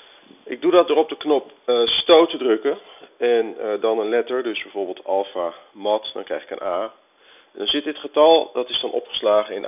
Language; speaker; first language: Dutch; native; Dutch